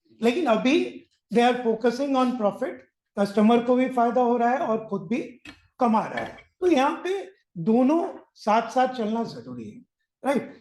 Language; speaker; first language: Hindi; native; Hindi